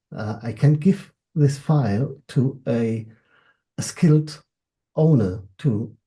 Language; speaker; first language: English; non-native, fluent; German